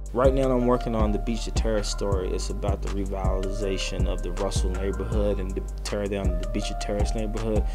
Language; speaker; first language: English; native; English